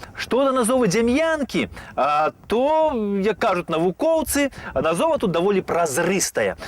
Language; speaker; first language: Belarusian; native; Belarusian